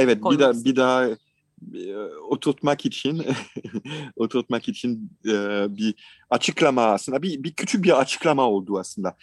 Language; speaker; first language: Turkish; non-native, fluent; French